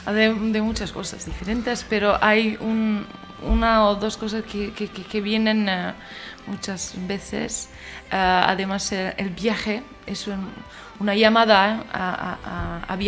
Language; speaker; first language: Spanish; non-native, fluent; French